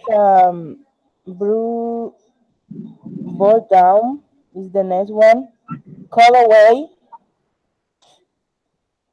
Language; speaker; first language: English; non-native, learner; Spanish